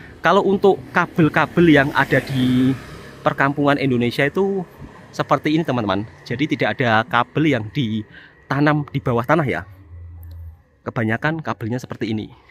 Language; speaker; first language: Indonesian; native; Indonesian